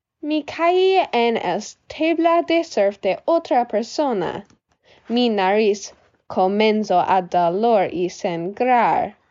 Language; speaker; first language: Spanish; non-native, learner; English